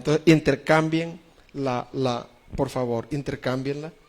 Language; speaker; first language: Spanish; native; Spanish